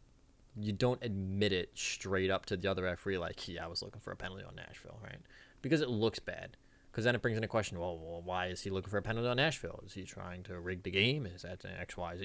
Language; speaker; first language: English; native; English